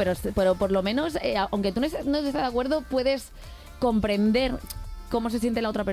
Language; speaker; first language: Spanish; native; Spanish